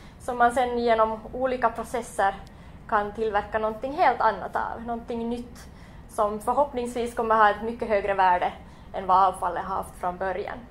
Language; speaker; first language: Swedish; native; Swedish